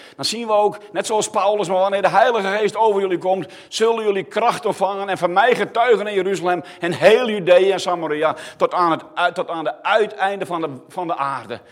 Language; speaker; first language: Dutch; native; Dutch